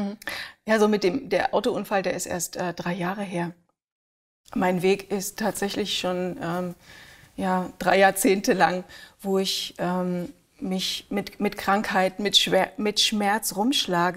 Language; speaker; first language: German; native; German